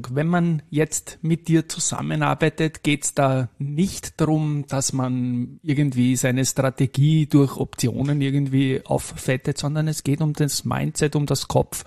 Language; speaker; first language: German; native; German